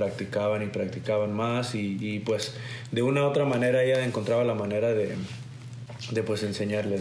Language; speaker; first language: Spanish; early bilingual, heritage; Spanish